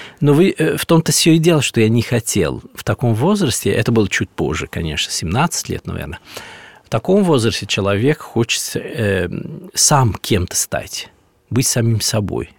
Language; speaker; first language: Russian; non-native, fluent; Italian